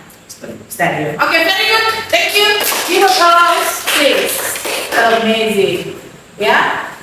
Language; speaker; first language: English; non-native, fluent; Indonesian